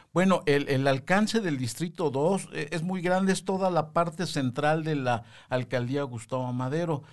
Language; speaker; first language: Spanish; native; Spanish